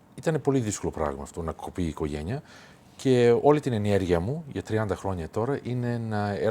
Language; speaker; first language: Greek; early bilingual, heritage; Greek